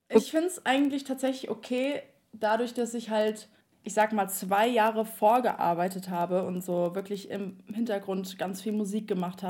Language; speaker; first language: German; native; German